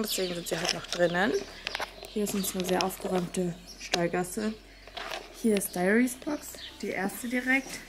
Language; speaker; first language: German; native; German